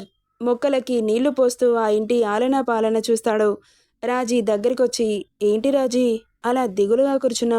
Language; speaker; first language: Telugu; native; Telugu